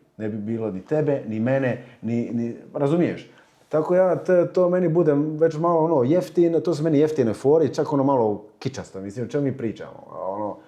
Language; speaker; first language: Croatian; early bilingual, heritage; Croatian